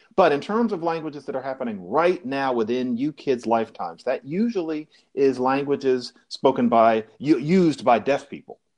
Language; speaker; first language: English; native; English